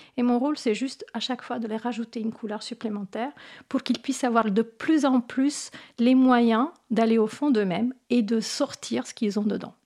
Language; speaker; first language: French; non-native, fluent; Italian